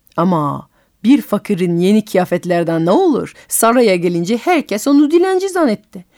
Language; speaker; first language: Turkish; non-native, fluent; French